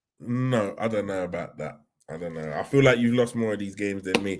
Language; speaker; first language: English; native; English